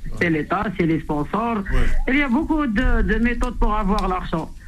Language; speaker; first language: French; non-native, local second language; Arabic